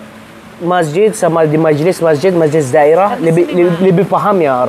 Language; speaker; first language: Indonesian; non-native, learner; Arabic